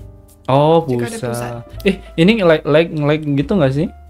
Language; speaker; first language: Indonesian; native; Indonesian